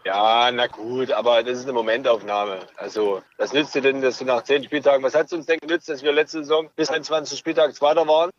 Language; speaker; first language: German; native; German